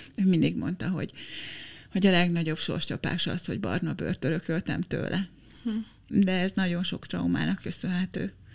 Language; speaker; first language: Hungarian; native; Hungarian